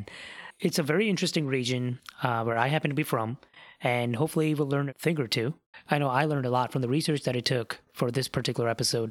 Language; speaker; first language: English; non-native, local second language; Punjabi